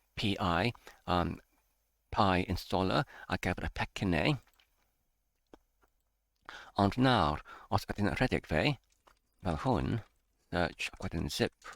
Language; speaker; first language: Welsh; non-native, fluent; English